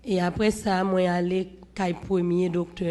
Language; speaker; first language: French; non-native, local second language; Haitian Creole